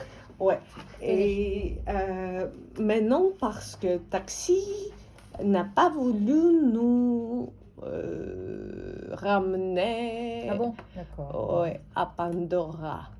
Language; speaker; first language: French; non-native, fluent; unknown